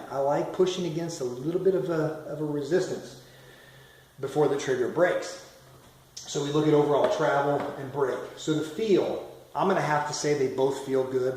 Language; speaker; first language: English; native; English